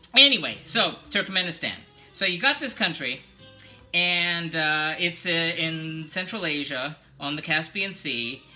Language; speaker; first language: English; native; English